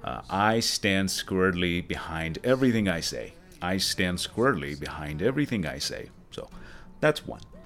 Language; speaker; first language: English; non-native, fluent; Persian